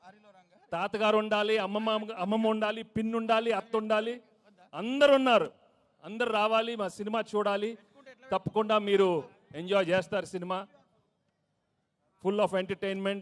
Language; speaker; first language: Telugu; native; Telugu